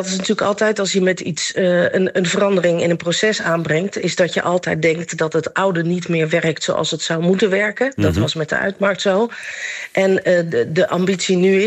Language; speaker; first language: Dutch; non-native, fluent; Nepali